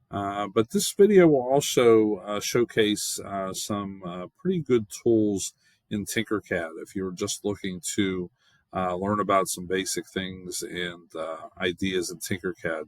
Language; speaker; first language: English; native; English